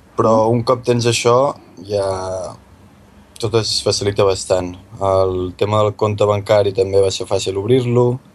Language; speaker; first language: Catalan; native; Catalan